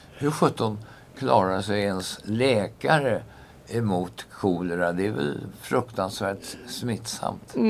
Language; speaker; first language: Swedish; native; Swedish